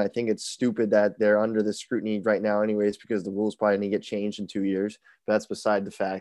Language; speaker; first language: English; native; English